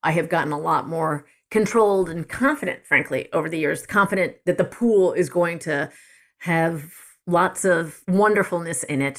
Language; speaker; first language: English; native; English